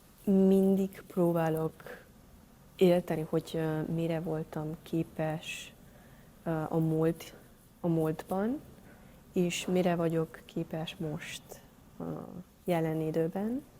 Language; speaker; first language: Hungarian; non-native, learner; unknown